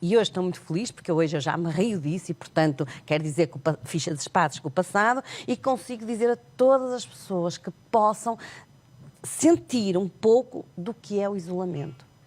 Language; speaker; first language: Portuguese; non-native, local second language; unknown